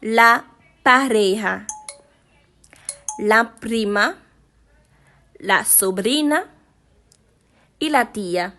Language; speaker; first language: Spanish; non-native, learner; Haitian Creole